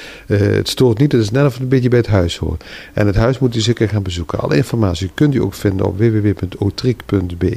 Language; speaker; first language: Dutch; native; Dutch